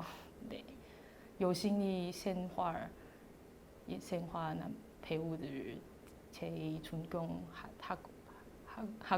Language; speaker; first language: Korean; non-native, learner; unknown